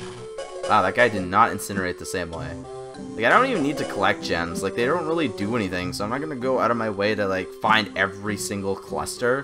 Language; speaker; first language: English; native; English